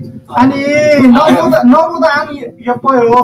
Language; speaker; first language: Korean; non-native, learner; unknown